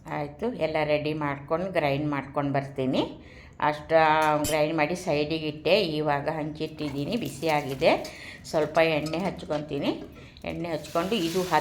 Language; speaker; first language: Kannada; native; Kannada